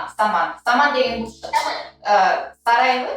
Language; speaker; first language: Kyrgyz; non-native, local second language; Russian